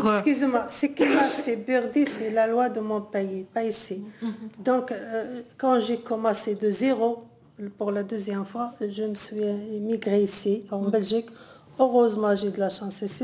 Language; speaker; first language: French; non-native, learner; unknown